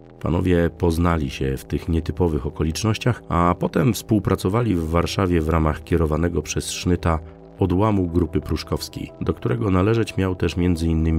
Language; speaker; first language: Polish; native; Polish